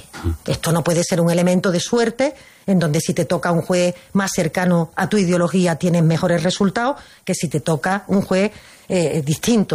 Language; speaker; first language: Spanish; native; Spanish